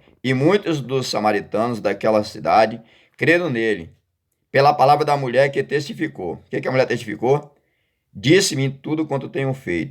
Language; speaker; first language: Portuguese; native; Portuguese